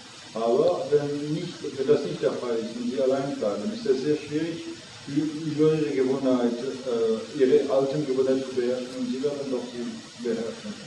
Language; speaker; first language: German; non-native, fluent; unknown